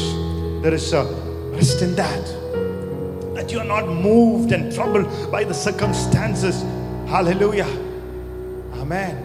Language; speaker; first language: English; non-native, local second language; Malayalam